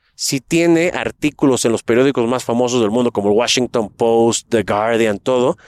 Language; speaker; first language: Spanish; native; Spanish